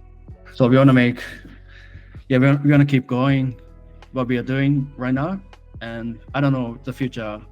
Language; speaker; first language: English; non-native, fluent; Japanese